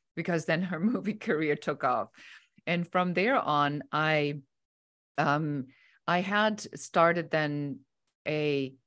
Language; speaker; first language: English; non-native, fluent; German